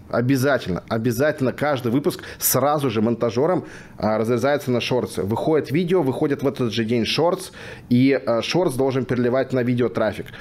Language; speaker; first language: Russian; native; Russian